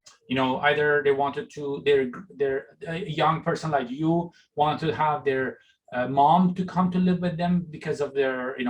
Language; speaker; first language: English; non-native, fluent; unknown